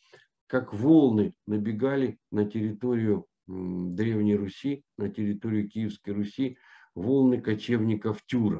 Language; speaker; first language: Russian; native; Russian